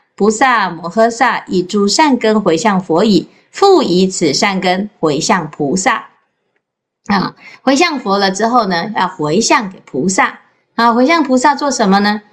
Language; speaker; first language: Chinese; native; Chinese